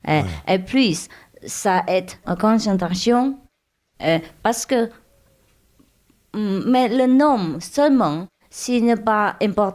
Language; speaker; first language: French; non-native, learner; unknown